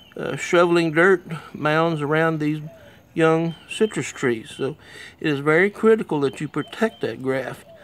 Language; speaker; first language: English; native; English